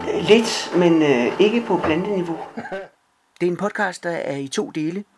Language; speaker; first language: Danish; native; Danish